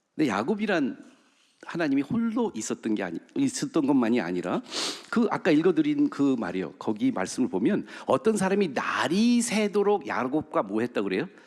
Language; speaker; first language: Korean; early bilingual, heritage; Korean